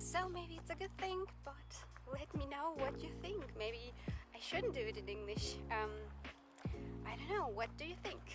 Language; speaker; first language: English; non-native, fluent; German